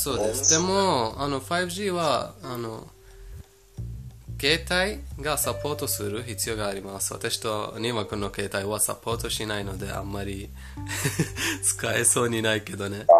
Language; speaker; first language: Japanese; non-native, fluent; Persian